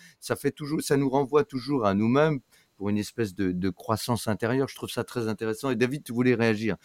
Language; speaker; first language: French; native; French